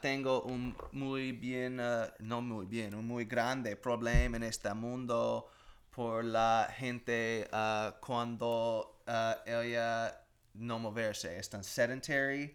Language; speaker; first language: Spanish; non-native, learner; English